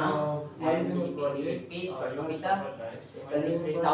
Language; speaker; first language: English; non-native, learner; Indonesian